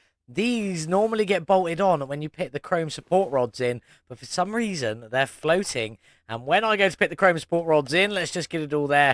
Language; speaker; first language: English; native; English